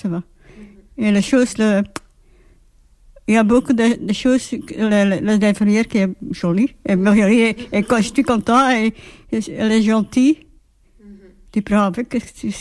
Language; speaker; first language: French; non-native, learner; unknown